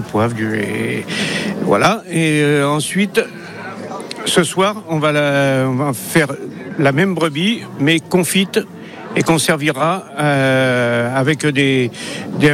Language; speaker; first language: French; native; French